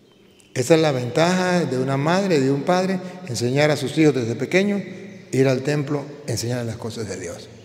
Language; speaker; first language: Spanish; native; Spanish